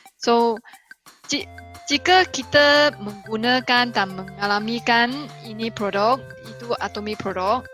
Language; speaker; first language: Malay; non-native, local second language; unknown